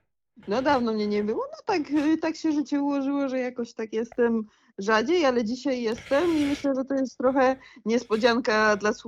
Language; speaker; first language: Polish; native; Polish